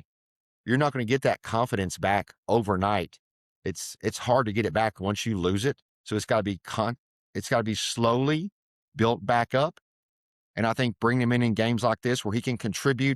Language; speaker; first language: English; native; English